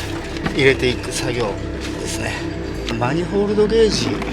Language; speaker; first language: Japanese; native; Japanese